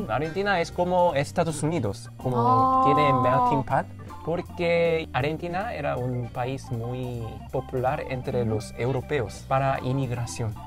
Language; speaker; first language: Spanish; non-native, learner; Korean